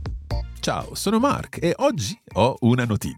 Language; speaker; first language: Italian; non-native, fluent; English